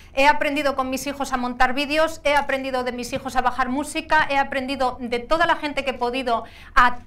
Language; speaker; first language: Spanish; native; Spanish